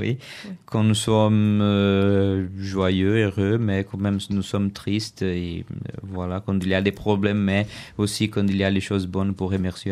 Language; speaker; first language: French; non-native, learner; Portuguese